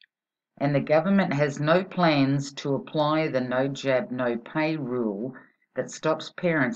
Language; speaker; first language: English; native; English